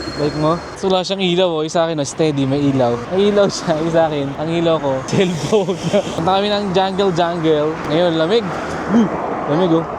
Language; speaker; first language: Filipino; native; Filipino